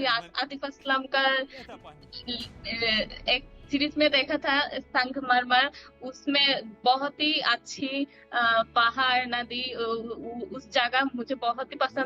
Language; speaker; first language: Hindi; non-native, learner; Bangla